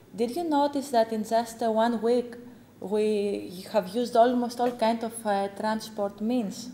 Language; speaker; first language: English; non-native, fluent; Greek